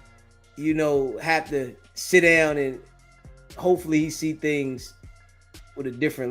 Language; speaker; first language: English; native; English